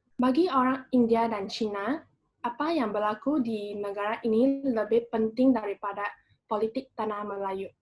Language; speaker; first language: Malay; non-native, local second language; Chinese